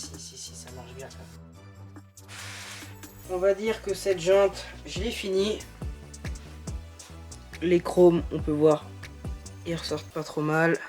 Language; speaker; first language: French; native; French